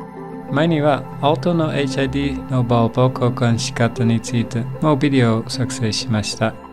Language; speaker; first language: Japanese; non-native, learner; English